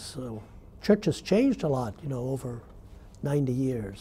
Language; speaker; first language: English; native; English